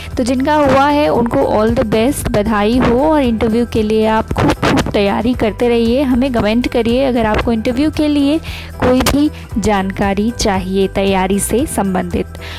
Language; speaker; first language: Hindi; native; Hindi